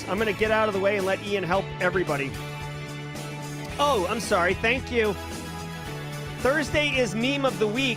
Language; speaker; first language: English; native; English